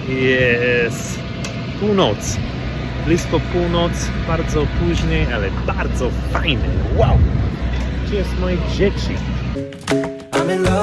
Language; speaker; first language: Polish; non-native, learner; English